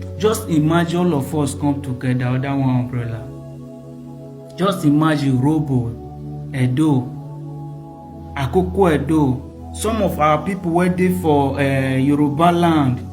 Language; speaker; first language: Nigerian Pidgin; non-native, local second language; Bini